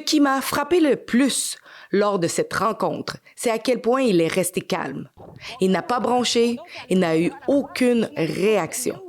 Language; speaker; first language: French; native; French